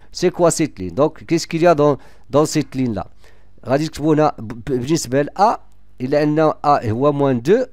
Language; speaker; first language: French; non-native, local second language; Arabic